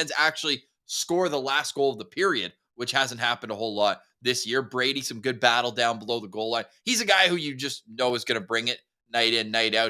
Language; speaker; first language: English; native; English